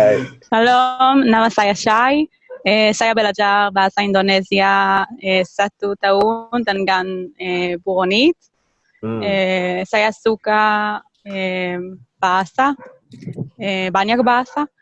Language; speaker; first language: Indonesian; non-native, learner; Hebrew